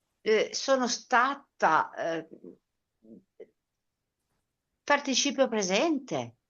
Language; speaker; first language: Italian; native; Italian